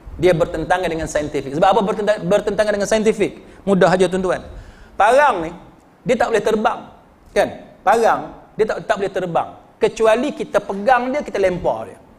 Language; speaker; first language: Malay; native; Malay